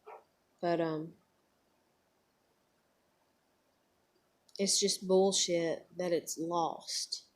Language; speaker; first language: English; native; English